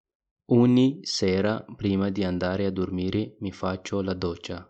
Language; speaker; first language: Italian; non-native, fluent; Pashto